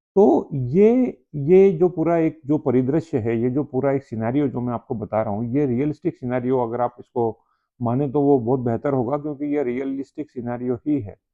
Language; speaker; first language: Hindi; native; Hindi